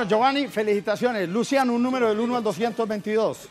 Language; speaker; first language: Spanish; native; Spanish